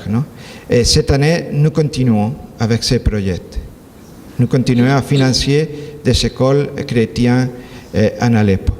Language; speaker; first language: French; non-native, learner; Spanish